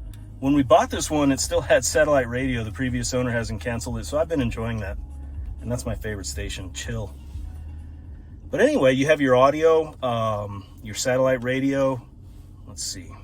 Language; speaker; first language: English; native; English